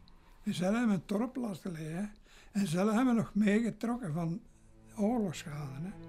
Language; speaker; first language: Dutch; native; Dutch